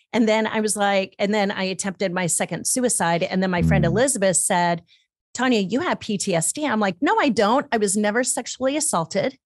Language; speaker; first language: English; native; English